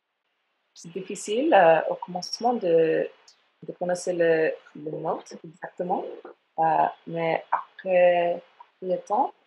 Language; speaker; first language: French; non-native, fluent; English